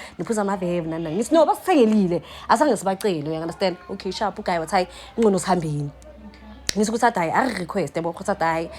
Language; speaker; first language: Zulu; native; Zulu